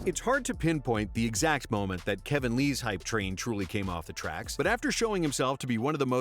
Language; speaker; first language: English; native; English